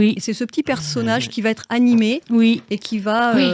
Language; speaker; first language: French; native; French